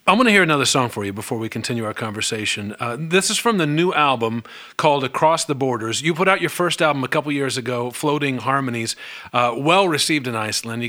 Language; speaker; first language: English; native; English